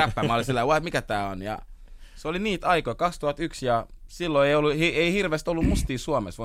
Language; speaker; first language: Finnish; early bilingual, other home language; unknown